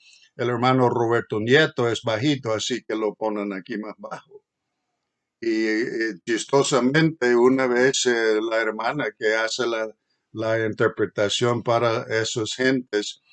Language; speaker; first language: Spanish; non-native, fluent; English